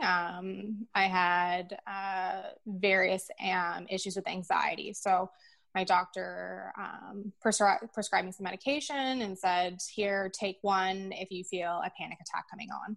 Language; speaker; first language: English; native; English